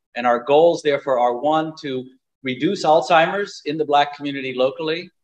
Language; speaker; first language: English; native; English